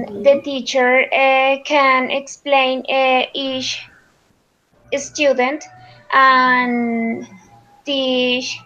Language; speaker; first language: English; non-native, learner; Spanish